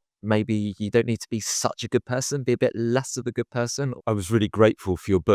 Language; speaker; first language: English; native; English